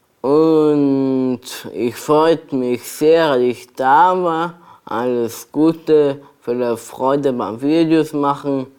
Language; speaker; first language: German; non-native, learner; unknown